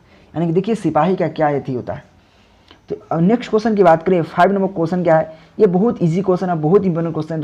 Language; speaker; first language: Hindi; native; Hindi